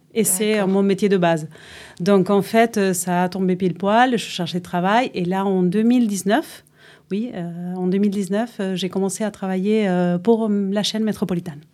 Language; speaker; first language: French; non-native, fluent; Spanish